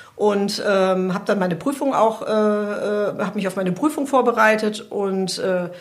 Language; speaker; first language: German; native; German